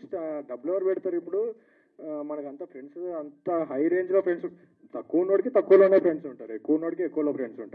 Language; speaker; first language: Telugu; native; Telugu